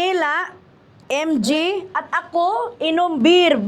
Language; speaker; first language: Filipino; non-native, local second language; Cebuano